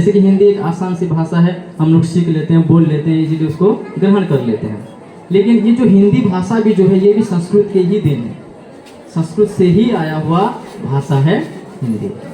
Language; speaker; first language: Hindi; non-native, local second language; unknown